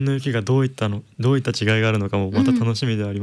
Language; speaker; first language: Japanese; native; Japanese